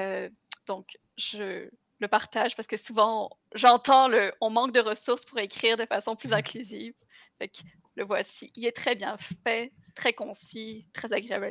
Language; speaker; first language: French; native; French